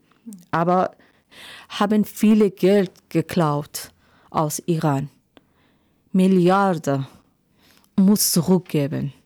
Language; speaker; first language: German; non-native, learner; Persian